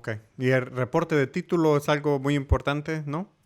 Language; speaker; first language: Spanish; early bilingual, heritage; Spanish